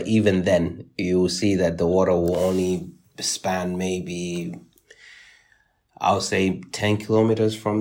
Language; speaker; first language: English; native; English